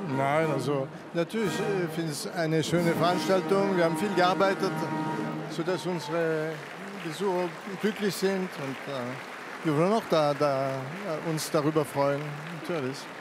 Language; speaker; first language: German; non-native, fluent; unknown